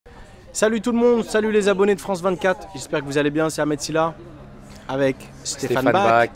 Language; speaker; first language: French; native; French